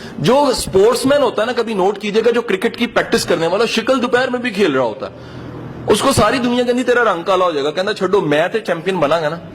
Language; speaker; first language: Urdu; non-native, local second language; Punjabi